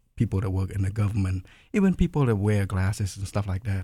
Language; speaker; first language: English; non-native, fluent; Khmer